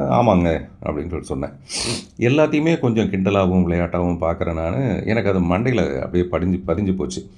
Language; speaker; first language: Tamil; non-native, local second language; Telugu